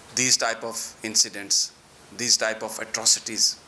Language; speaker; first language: English; non-native, local second language; Urdu